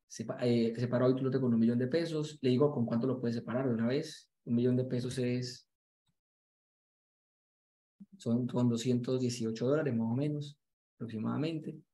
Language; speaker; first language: Spanish; native; Spanish